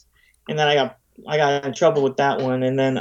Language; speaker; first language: English; native; English